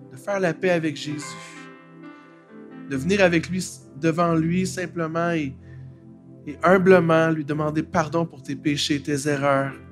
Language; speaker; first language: French; native; French